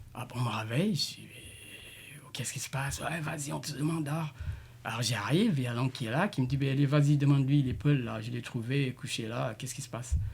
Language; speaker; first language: French; non-native, local second language; Jola-Fonyi